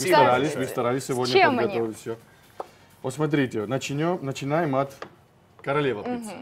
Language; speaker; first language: Russian; non-native, fluent; Italian